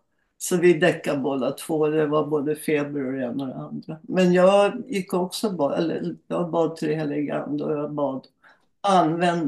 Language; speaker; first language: Swedish; native; Swedish